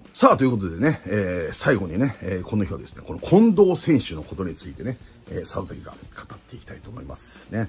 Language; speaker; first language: Japanese; native; Japanese